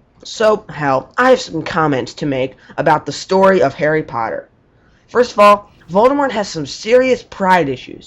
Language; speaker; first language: English; native; English